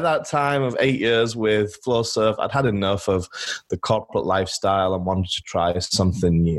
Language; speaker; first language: English; native; English